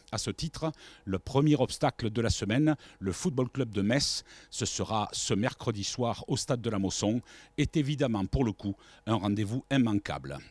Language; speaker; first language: French; native; French